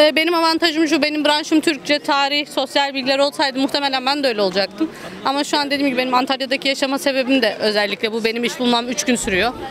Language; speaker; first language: Turkish; early bilingual, heritage; Turkish